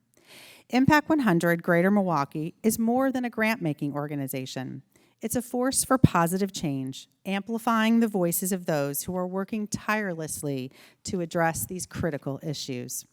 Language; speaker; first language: English; native; English